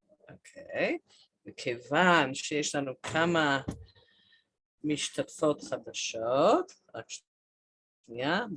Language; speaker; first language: Hebrew; non-native, fluent; English